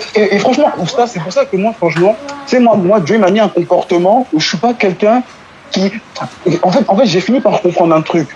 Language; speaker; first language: French; non-native, local second language; Wolof